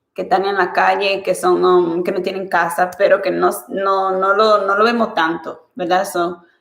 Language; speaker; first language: Spanish; early bilingual, other home language; English